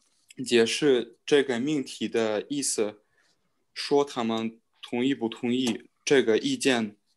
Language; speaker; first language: Chinese; non-native, learner; Russian